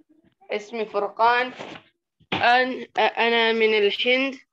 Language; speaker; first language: Arabic; non-native, learner; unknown